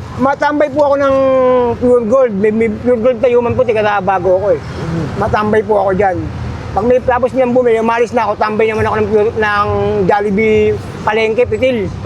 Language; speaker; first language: Filipino; native; Filipino